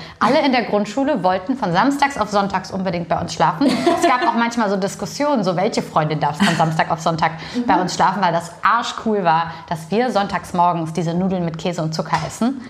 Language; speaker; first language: German; early bilingual, other home language; Bulgarian